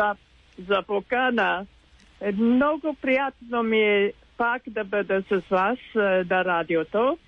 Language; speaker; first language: Bulgarian; non-native, learner; English